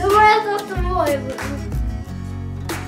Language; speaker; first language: Russian; early bilingual, heritage; Russian